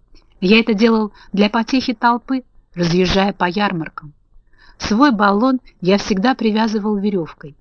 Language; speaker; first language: Russian; native; Russian